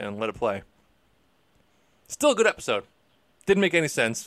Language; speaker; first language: English; native; English